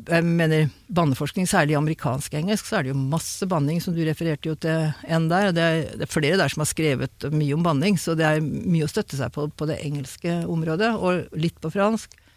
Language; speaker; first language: Norwegian; native; Norwegian